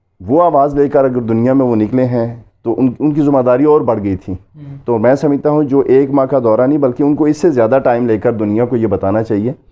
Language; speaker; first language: Urdu; non-native, local second language; Pahari-Potwari